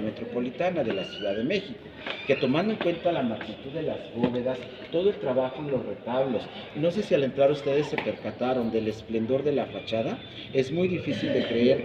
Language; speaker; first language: Spanish; native; Spanish